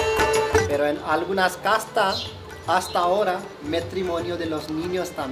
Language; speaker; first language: Spanish; non-native, learner; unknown